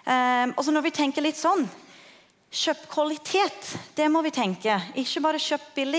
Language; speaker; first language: Norwegian; non-native, fluent; English